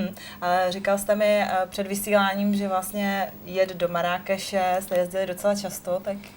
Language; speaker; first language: Czech; native; Czech